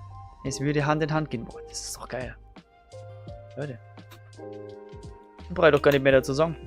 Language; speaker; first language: German; native; German